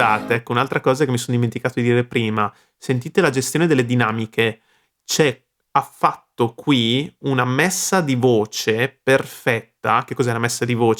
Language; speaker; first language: Italian; native; Italian